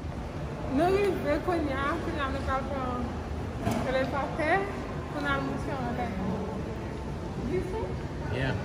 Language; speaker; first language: French; non-native, learner; Haitian Creole